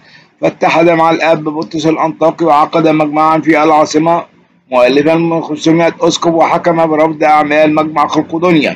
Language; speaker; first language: Arabic; native; Arabic